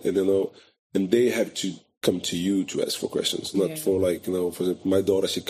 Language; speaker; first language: English; non-native, fluent; Portuguese